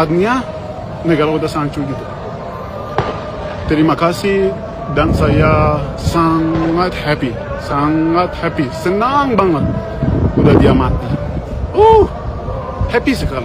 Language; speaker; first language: Indonesian; non-native, learner; Persian